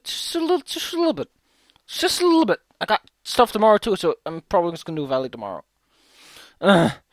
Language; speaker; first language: English; non-native, fluent; Dutch